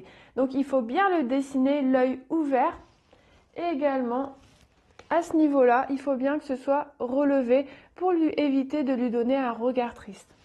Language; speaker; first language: French; native; French